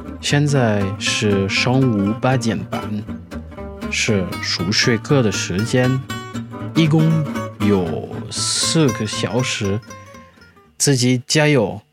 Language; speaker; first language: Chinese; non-native, learner; French